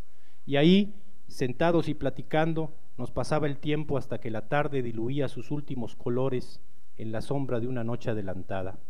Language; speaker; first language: Spanish; native; Spanish